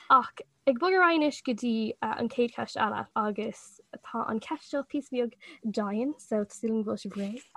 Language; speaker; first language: Irish; non-native, local second language; English